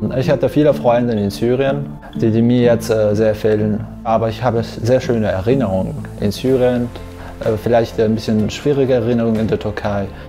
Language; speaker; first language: German; non-native, fluent; Arabic